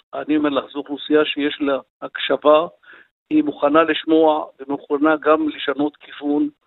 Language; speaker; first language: Hebrew; non-native, local second language; Arabic